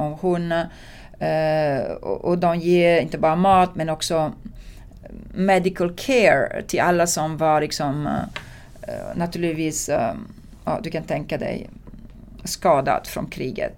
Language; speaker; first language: Swedish; non-native, fluent; Italian